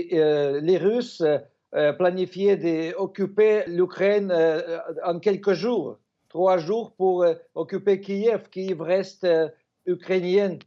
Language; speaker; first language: French; non-native, fluent; Ukrainian